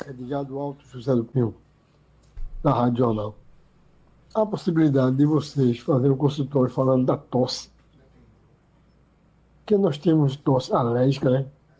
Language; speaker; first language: Portuguese; native; Portuguese